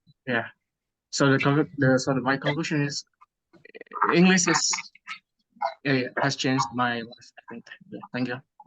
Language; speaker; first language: English; non-native, learner; Indonesian